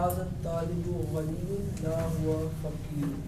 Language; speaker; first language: Arabic; non-native, learner; Urdu